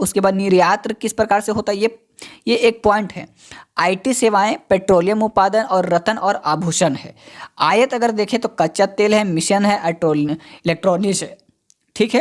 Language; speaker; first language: Hindi; native; Hindi